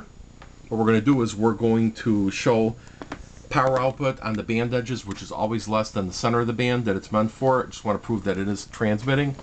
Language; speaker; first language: English; native; English